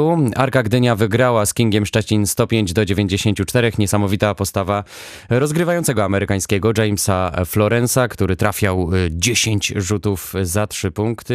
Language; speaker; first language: Polish; native; Polish